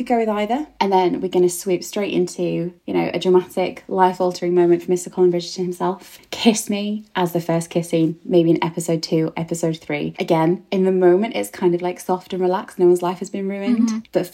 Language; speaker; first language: English; native; English